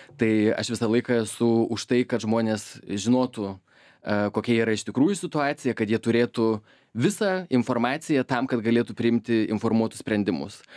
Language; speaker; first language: Lithuanian; native; Lithuanian